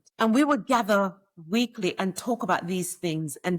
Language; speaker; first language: English; native; English